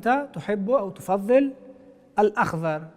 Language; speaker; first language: Arabic; non-native, fluent; Persian